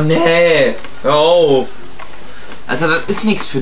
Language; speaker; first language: German; early bilingual, other home language; Turkish